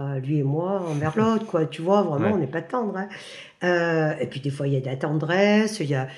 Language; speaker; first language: French; native; French